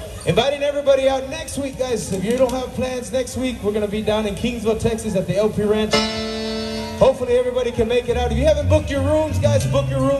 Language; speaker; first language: English; early bilingual, other home language; Spanish